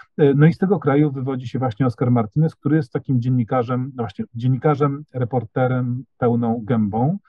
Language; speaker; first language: Polish; native; Polish